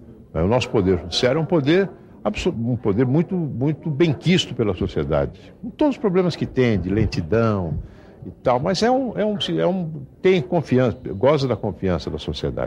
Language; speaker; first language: Portuguese; native; Portuguese